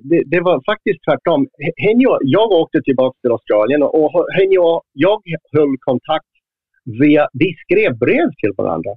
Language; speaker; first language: Swedish; non-native, fluent; English